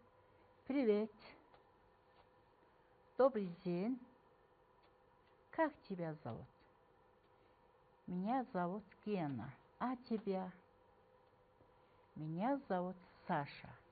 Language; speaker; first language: Russian; non-native, fluent; Mongolian